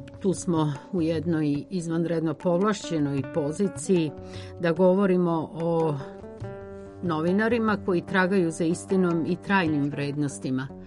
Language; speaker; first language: Serbian; native; Serbian